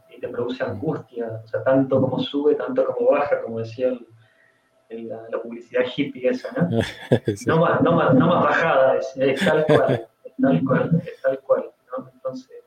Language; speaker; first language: Spanish; native; Spanish